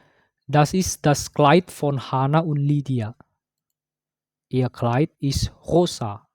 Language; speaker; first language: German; non-native, fluent; Indonesian